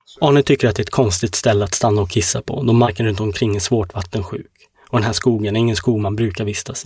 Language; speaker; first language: Swedish; native; Swedish